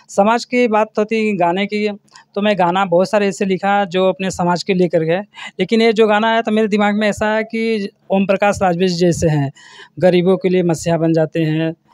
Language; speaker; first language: Hindi; native; Hindi